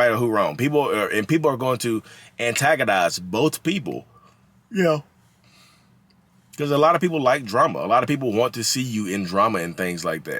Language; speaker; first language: English; native; English